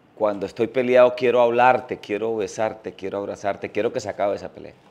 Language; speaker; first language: Spanish; native; Spanish